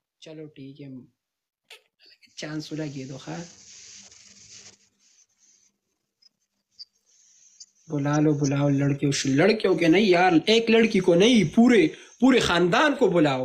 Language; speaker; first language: Urdu; non-native, local second language; Pashto